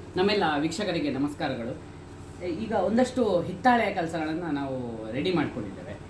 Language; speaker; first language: Kannada; native; Kannada